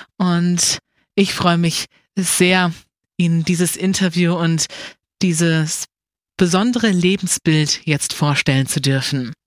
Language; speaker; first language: German; native; German